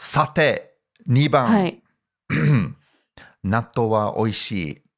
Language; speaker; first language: Japanese; non-native, fluent; English